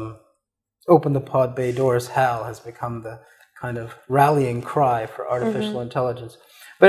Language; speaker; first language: English; native; English